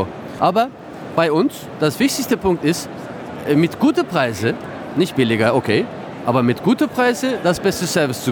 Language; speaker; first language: German; non-native, fluent; Turkish